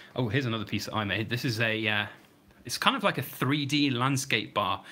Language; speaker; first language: English; native; English